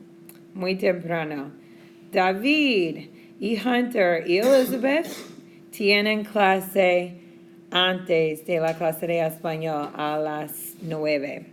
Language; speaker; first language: Spanish; non-native, fluent; English